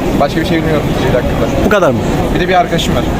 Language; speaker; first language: Turkish; native; Turkish